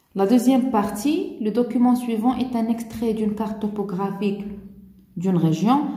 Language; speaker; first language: French; non-native, local second language; Arabic